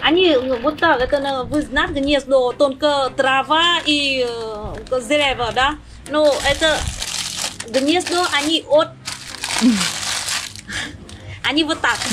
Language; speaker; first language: Russian; non-native, learner; Vietnamese